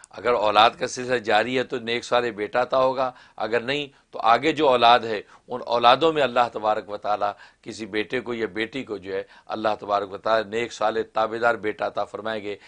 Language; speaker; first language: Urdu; non-native, local second language; Kashmiri